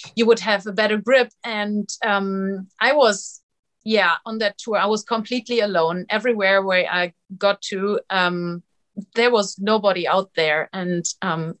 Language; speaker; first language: English; non-native, fluent; German